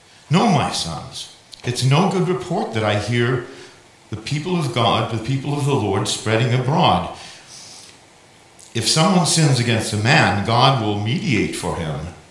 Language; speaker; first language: English; native; English